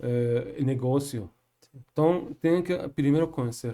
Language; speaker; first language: Portuguese; non-native, learner; Persian